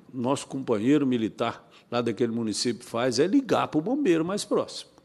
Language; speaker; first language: Portuguese; native; Portuguese